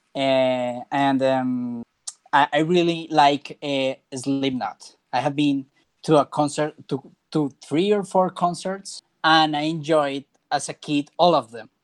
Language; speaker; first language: English; non-native, fluent; Spanish